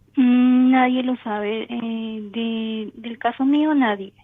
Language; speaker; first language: Spanish; native; Spanish